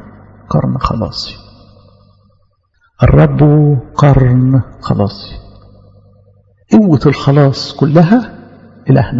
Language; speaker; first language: Arabic; native; Arabic